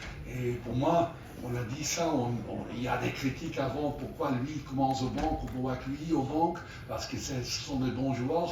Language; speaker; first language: French; non-native, learner; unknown